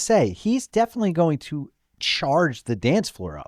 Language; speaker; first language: English; native; English